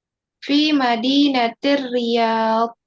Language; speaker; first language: Arabic; non-native, fluent; Indonesian